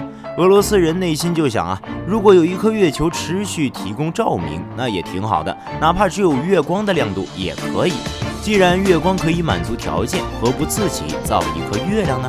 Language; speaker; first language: Chinese; native; Chinese